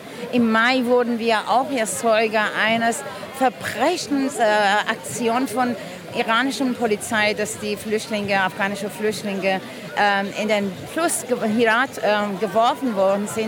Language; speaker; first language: German; non-native, fluent; Persian